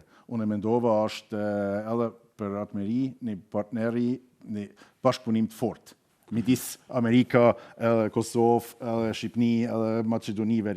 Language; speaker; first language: Albanian; non-native, learner; German